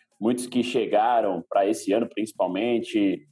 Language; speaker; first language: Portuguese; native; Portuguese